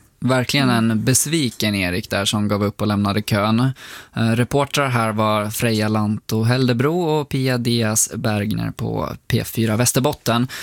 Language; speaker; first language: Swedish; native; Swedish